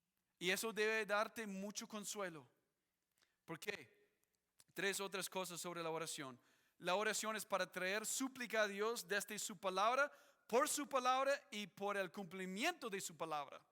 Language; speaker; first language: Spanish; non-native, fluent; English